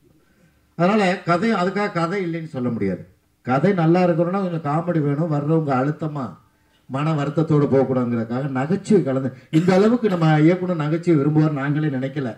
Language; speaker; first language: Tamil; native; Tamil